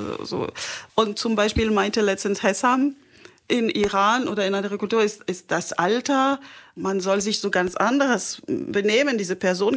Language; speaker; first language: German; non-native, fluent; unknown